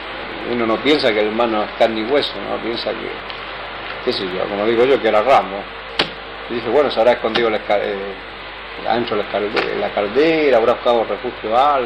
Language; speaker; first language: Spanish; native; Spanish